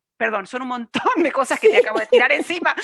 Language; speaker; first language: Spanish; native; Spanish